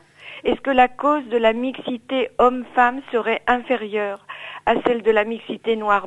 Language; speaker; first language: French; native; French